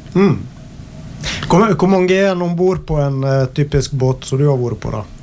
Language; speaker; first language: Norwegian; native; Norwegian